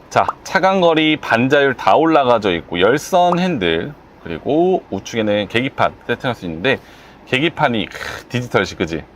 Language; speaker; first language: Korean; native; Korean